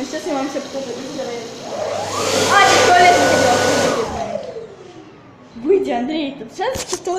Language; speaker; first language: Russian; native; Russian